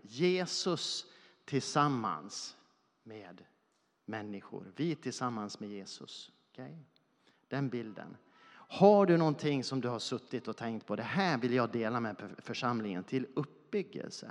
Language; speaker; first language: Swedish; native; Swedish